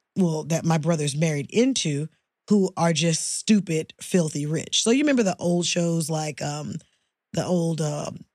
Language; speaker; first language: English; native; English